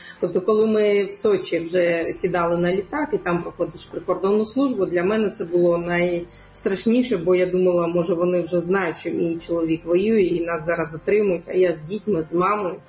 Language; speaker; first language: Ukrainian; non-native, local second language; Crimean Tatar